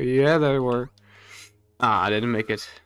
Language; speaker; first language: English; non-native, fluent; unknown